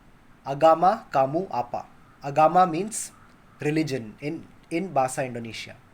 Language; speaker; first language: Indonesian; non-native, learner; Kannada